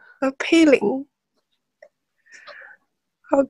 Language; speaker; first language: English; non-native, learner; Chinese